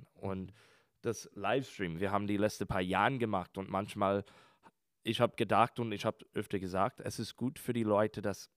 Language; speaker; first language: German; non-native, learner; English